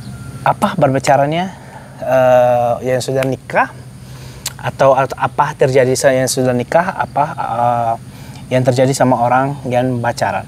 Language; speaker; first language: Indonesian; non-native, fluent; Arabic